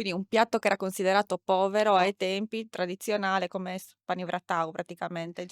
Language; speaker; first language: Italian; native; Italian